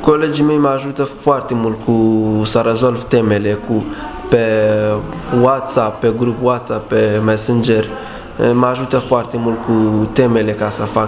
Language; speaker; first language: Romanian; non-native, learner; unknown